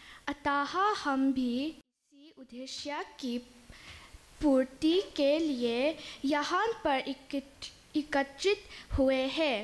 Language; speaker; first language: Hindi; non-native, local second language; Mizo